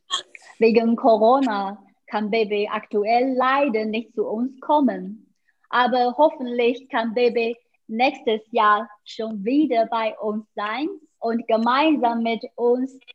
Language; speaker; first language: German; non-native, fluent; Chinese